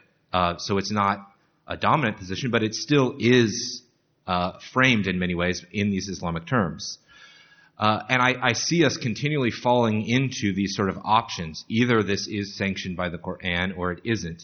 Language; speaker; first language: English; native; English